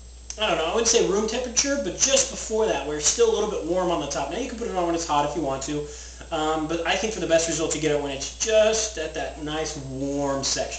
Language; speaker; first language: English; native; English